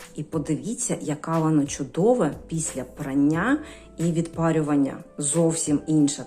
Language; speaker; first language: Ukrainian; native; Ukrainian